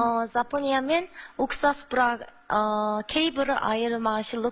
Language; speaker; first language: Kazakh; non-native, learner; Korean